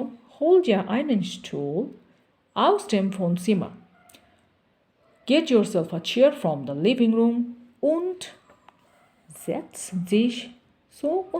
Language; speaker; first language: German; non-native, fluent; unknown